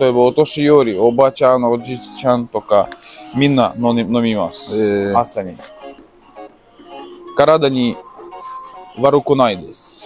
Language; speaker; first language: Japanese; non-native, learner; Russian